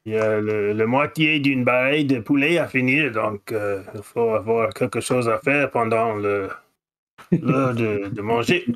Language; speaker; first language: French; non-native, fluent; English